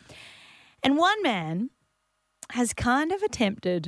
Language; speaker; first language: English; native; English